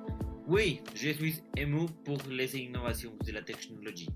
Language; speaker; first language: French; non-native, learner; Spanish